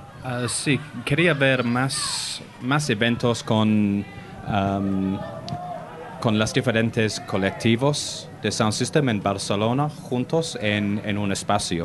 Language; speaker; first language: Spanish; non-native, learner; English